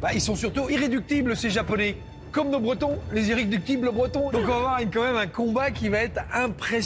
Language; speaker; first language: French; native; French